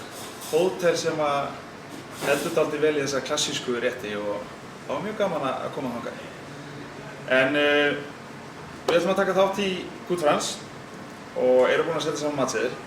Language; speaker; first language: Icelandic; native; Icelandic